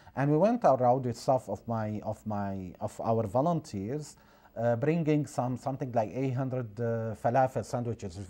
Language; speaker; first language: English; non-native, fluent; Arabic